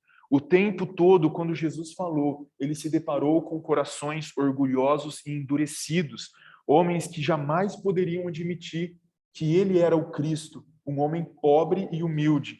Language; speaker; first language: Portuguese; native; Portuguese